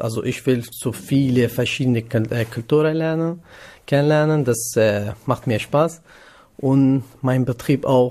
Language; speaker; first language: German; non-native, learner; Kurdish